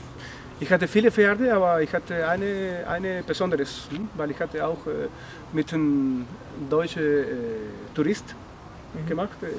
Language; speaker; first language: German; non-native, learner; Spanish